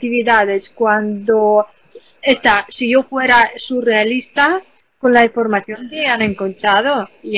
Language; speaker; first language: Spanish; non-native, fluent; Ukrainian